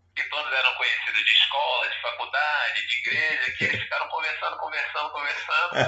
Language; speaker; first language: Portuguese; native; Portuguese